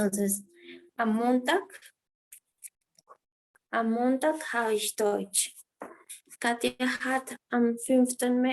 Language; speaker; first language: German; non-native, fluent; Spanish